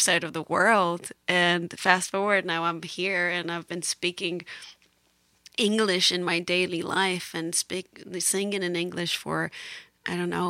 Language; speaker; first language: English; non-native, fluent; Georgian